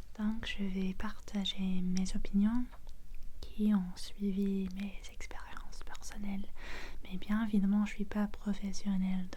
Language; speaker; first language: French; non-native, fluent; English